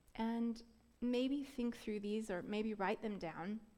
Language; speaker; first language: English; native; English